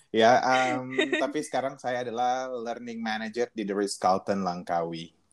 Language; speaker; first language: Indonesian; native; Indonesian